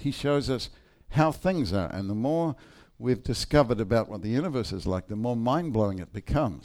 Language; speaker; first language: English; native; English